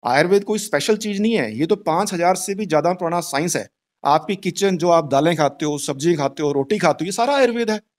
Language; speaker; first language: Hindi; native; Hindi